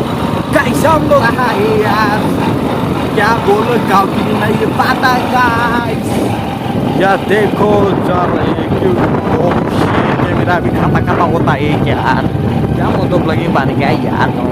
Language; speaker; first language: Hindi; non-native, local second language; Bodo